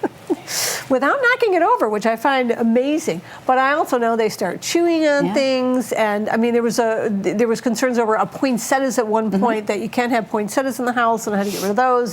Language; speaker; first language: English; native; English